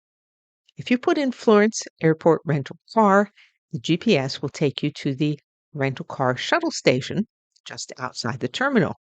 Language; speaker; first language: English; native; English